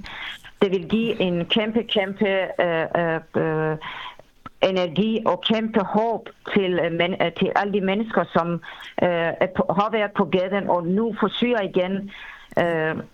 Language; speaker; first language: Danish; non-native, fluent; Persian